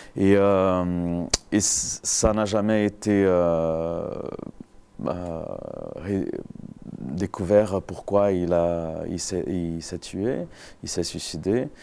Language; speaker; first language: French; non-native, fluent; Portuguese